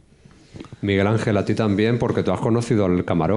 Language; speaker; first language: Spanish; native; Spanish